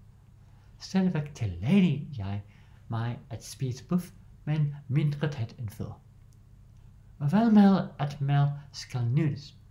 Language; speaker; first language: Danish; non-native, learner; English